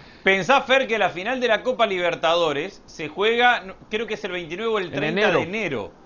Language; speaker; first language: Spanish; native; Spanish